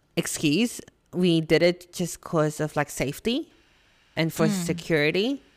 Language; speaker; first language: English; non-native, local second language; Filipino